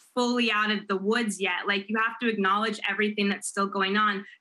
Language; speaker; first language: English; native; English